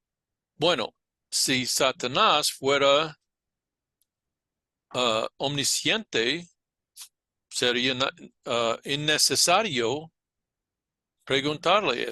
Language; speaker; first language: Spanish; non-native, fluent; English